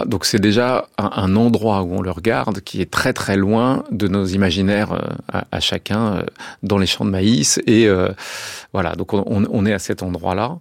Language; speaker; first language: French; native; French